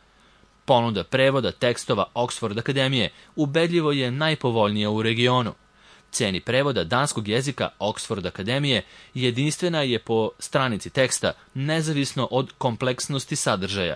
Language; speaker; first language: Croatian; native; Croatian